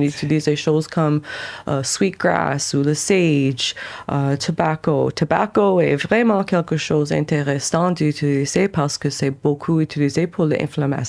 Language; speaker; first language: French; non-native, local second language; English